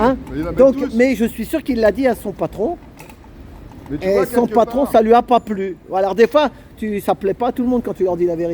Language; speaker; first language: French; native; French